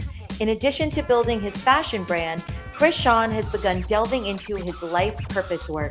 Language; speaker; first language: English; native; English